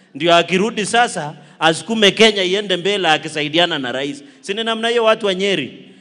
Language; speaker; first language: Swahili; non-native, local second language; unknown